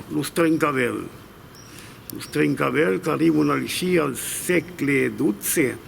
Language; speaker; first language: Occitan; native; Occitan